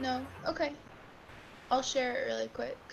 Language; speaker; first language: English; native; English